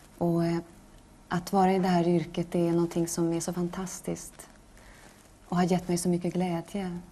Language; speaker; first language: Swedish; early bilingual, other home language; Norwegian